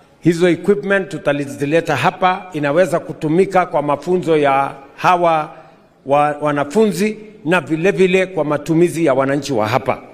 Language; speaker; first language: Swahili; non-native, local second language; Kalenjin